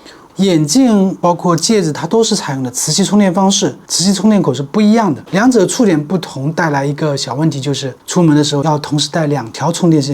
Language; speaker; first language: Chinese; native; Chinese